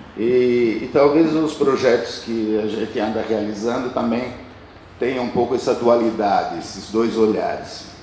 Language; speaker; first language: Portuguese; early bilingual, other home language; Italian